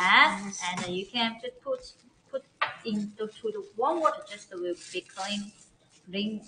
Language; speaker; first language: English; non-native, learner; Chinese